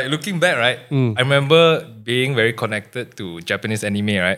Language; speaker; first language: English; non-native, local second language; Min Nan Chinese